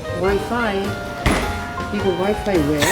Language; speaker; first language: Korean; non-native, fluent; Greek